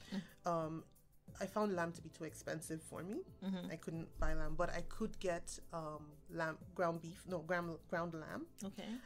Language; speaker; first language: English; non-native, local second language; Igbo